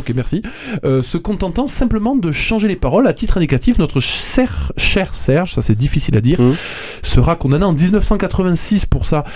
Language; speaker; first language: French; native; French